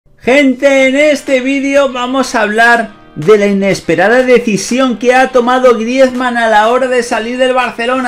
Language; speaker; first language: Spanish; native; Spanish